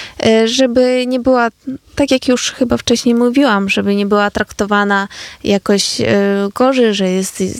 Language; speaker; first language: Polish; non-native, fluent; Ukrainian